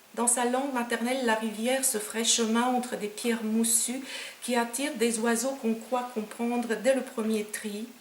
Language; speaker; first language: French; non-native, fluent; Romanian